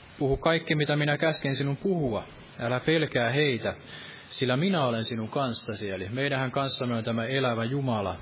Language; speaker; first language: Finnish; native; Finnish